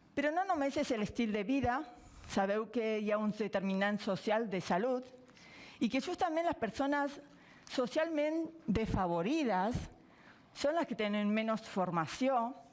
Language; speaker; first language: Catalan; non-native, fluent; Spanish